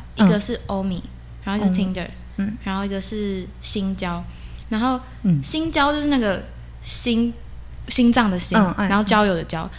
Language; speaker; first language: Chinese; native; Chinese